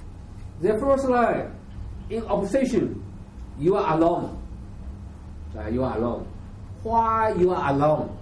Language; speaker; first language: English; non-native, learner; Chinese